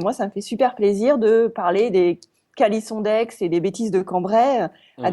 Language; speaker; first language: French; native; French